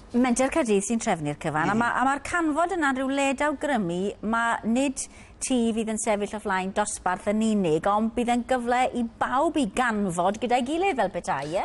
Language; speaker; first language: Welsh; native; Welsh